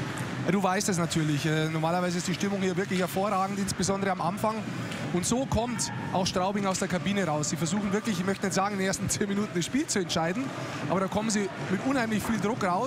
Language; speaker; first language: German; native; German